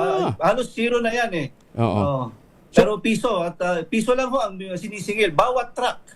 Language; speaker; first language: Filipino; native; Filipino